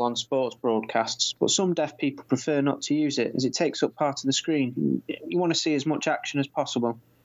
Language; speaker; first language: English; non-native, fluent; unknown